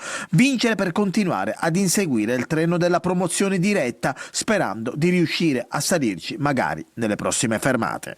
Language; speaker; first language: Italian; native; Italian